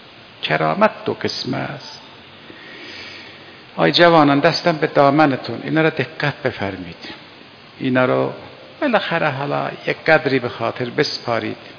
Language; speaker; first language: Persian; native; Persian